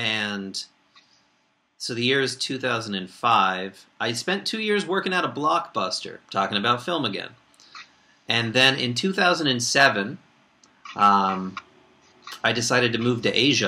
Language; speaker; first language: English; native; English